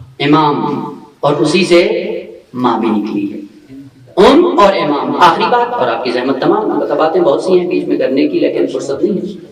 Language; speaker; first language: Urdu; non-native, local second language; Punjabi